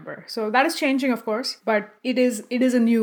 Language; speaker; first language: English; non-native, local second language; Marathi